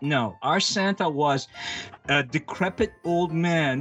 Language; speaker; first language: English; early bilingual, other home language; Arabic